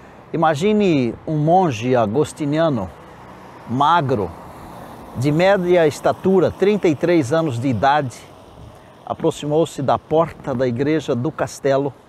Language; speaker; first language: Portuguese; native; Portuguese